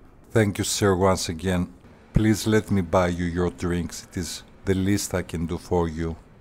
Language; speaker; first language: English; non-native, fluent; Greek